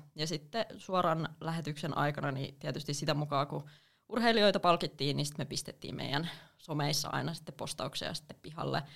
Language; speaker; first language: Finnish; native; Finnish